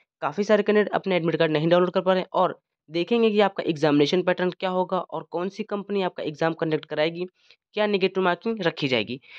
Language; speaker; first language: Hindi; native; Hindi